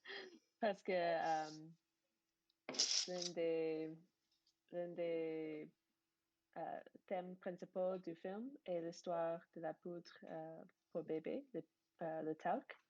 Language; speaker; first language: French; non-native, fluent; English